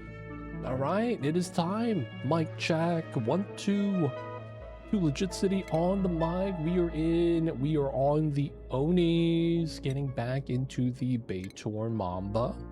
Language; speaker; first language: English; native; English